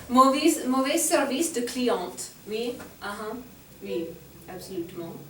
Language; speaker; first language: French; non-native, fluent; English